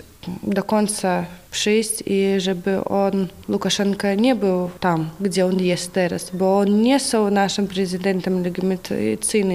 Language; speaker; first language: Polish; non-native, learner; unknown